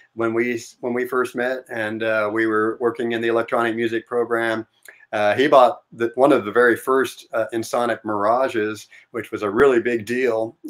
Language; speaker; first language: English; native; English